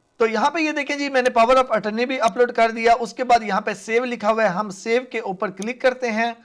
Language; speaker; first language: Urdu; non-native, local second language; Punjabi